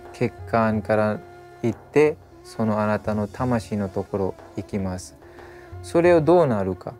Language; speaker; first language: Japanese; non-native, learner; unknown